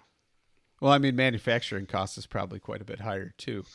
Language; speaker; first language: English; native; English